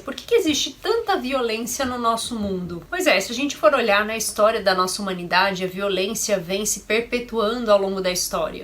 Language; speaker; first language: Portuguese; native; Portuguese